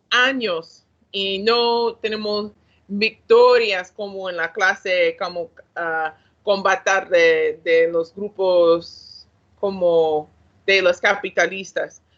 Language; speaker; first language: Spanish; non-native, learner; English